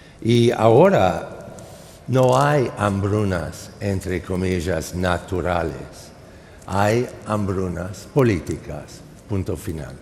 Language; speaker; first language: Spanish; non-native, fluent; English